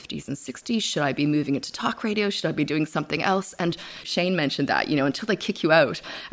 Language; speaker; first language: English; native; English